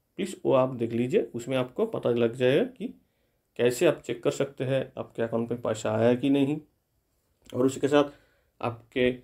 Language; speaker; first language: Hindi; non-native, local second language; Bangla